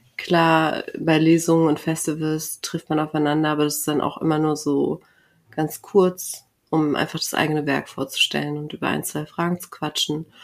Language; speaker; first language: German; early bilingual, other home language; Turkish